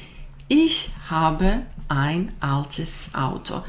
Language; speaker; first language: German; non-native, fluent; Croatian